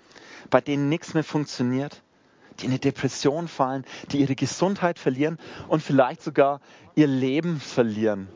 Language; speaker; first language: German; native; German